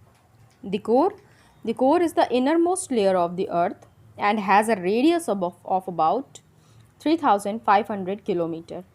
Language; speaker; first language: English; non-native, local second language; Hindi